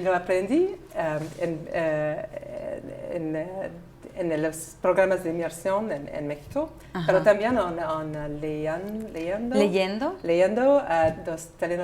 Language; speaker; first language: Spanish; non-native, learner; English